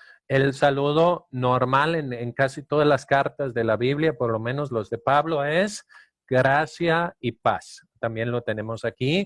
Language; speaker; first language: Spanish; non-native, fluent; Danish